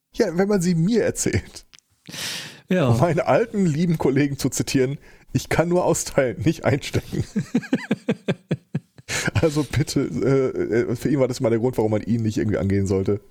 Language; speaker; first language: German; native; German